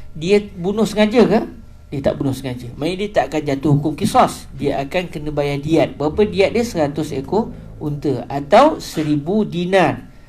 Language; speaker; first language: Malay; native; Malay